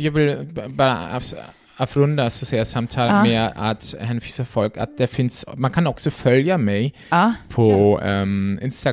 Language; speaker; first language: Swedish; non-native, fluent; German